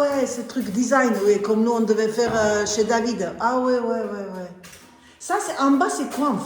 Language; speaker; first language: French; non-native, learner; Armenian